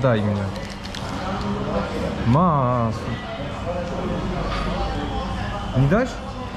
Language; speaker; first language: Russian; non-native, learner; Turkish